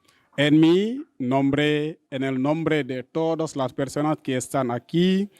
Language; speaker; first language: Spanish; non-native, learner; Wolof